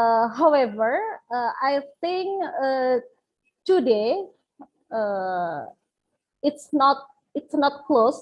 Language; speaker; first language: English; non-native, learner; Indonesian